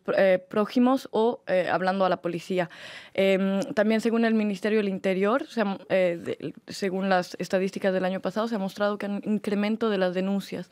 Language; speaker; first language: Spanish; native; Spanish